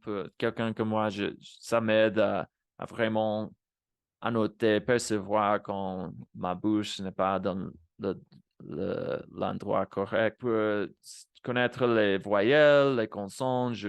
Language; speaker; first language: French; non-native, fluent; Spanish